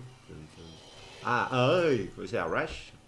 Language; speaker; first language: Basque; native; Basque